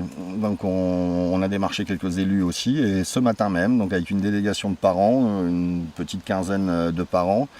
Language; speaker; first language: French; native; French